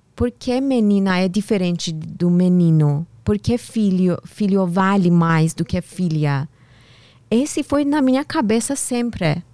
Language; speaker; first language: Portuguese; non-native, learner; Persian